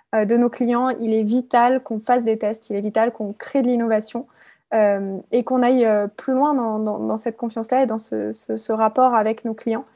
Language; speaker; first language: French; native; French